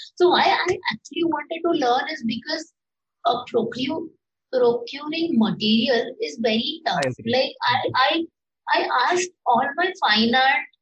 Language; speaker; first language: English; non-native, local second language; Marathi